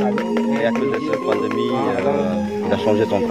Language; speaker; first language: French; non-native, fluent; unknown